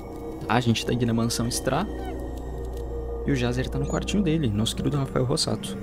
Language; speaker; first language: Portuguese; native; Portuguese